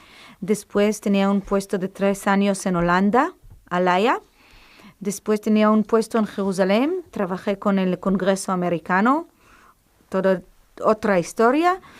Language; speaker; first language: Spanish; non-native, fluent; Hebrew